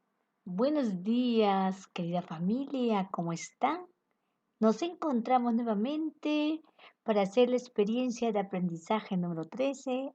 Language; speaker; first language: Spanish; native; Spanish